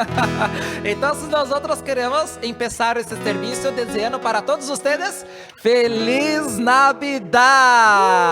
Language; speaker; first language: Spanish; non-native, learner; Portuguese